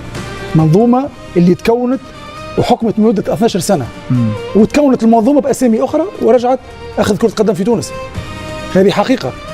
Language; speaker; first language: Arabic; native; Arabic